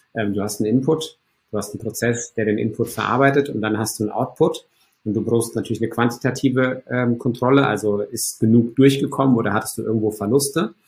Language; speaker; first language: German; early bilingual, other home language; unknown